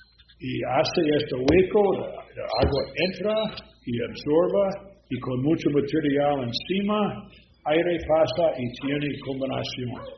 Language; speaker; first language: Spanish; non-native, learner; English